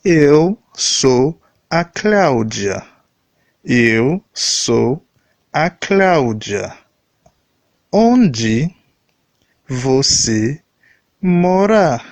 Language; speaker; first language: Portuguese; non-native, learner; Haitian Creole